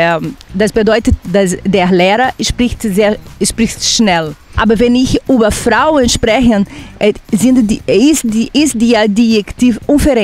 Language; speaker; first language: German; non-native, fluent; Portuguese